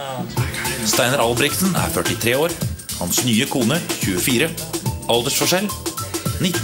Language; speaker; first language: Norwegian; native; Norwegian